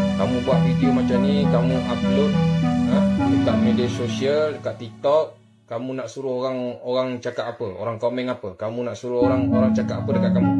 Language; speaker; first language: Malay; native; Malay